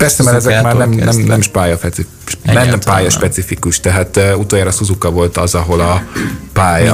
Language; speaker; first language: Hungarian; native; Hungarian